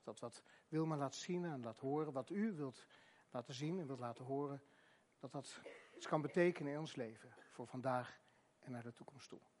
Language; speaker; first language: Dutch; native; Dutch